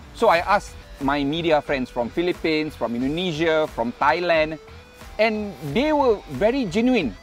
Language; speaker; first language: English; non-native, local second language; Malay